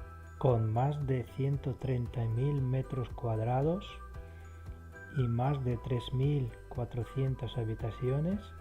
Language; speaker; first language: Spanish; non-native, fluent; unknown